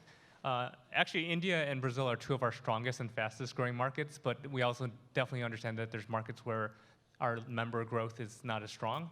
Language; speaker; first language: English; native; English